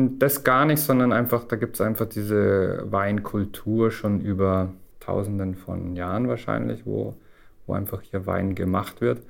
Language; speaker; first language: German; native; German